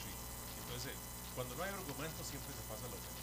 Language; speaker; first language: Spanish; native; Spanish